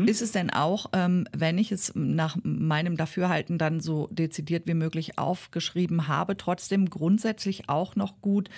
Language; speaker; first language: German; native; German